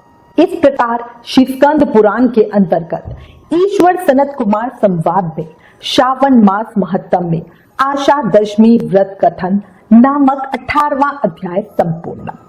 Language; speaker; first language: Hindi; native; Hindi